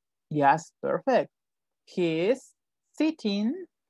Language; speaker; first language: English; non-native, fluent; Spanish